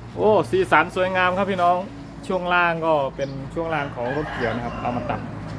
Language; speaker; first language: Thai; native; Thai